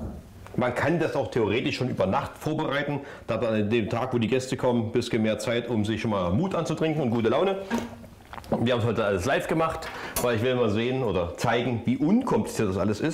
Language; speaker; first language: German; native; German